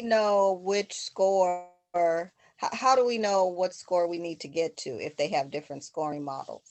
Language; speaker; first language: English; native; English